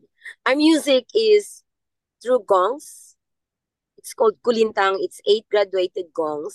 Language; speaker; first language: English; non-native, local second language; Maranao